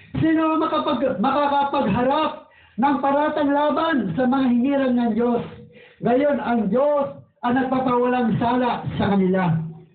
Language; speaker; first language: Filipino; non-native, local second language; Waray